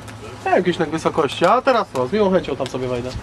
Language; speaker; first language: Polish; native; Polish